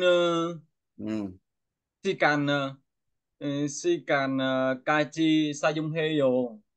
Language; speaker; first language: Korean; non-native, learner; Vietnamese